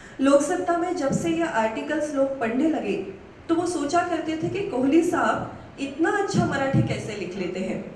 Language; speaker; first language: Hindi; non-native, local second language; Marathi